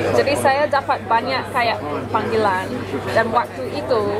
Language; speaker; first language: Malay; non-native, fluent; English